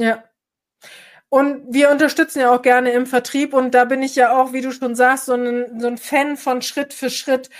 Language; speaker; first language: German; native; German